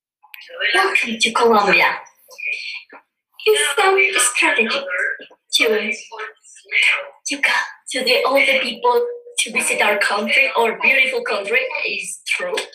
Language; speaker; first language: English; non-native, learner; Spanish